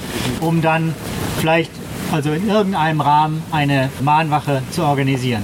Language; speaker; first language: German; native; German